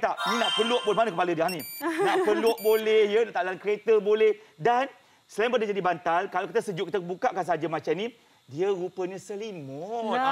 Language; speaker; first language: Malay; native; Malay